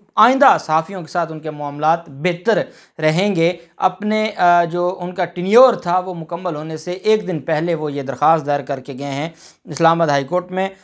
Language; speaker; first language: Urdu; non-native, local second language; Punjabi